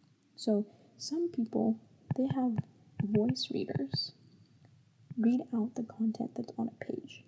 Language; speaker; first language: English; native; English